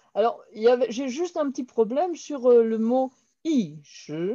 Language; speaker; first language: French; native; French